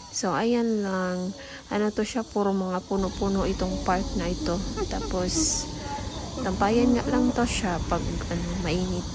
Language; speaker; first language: Filipino; non-native, local second language; Cebuano